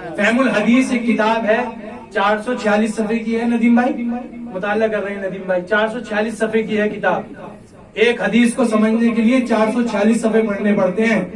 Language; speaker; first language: Urdu; native; Urdu